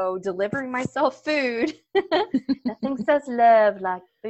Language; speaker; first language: English; native; English